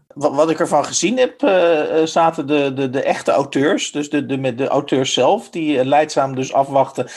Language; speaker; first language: Dutch; native; Dutch